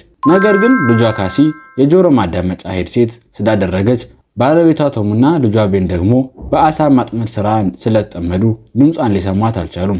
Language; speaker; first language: Amharic; native; Amharic